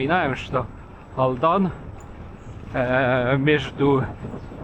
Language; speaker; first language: Russian; non-native, local second language; Estonian